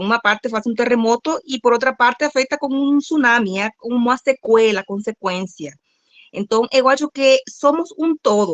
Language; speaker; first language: Portuguese; non-native, fluent; Spanish